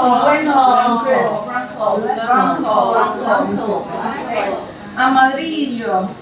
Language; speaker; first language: Spanish; non-native, learner; Chinese